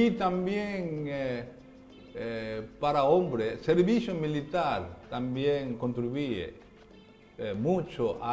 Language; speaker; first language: Spanish; non-native, learner; Korean